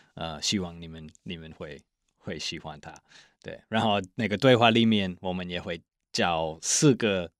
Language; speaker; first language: Chinese; non-native, fluent; English